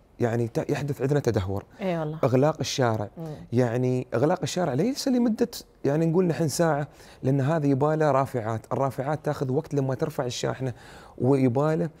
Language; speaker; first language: Arabic; native; Arabic